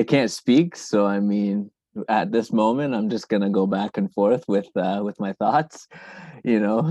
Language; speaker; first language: English; native; English